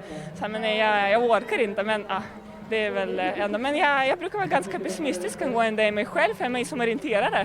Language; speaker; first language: Swedish; non-native, fluent; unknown